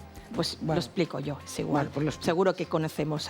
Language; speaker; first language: Spanish; native; Spanish